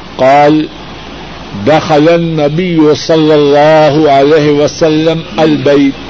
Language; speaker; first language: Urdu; non-native, local second language; Punjabi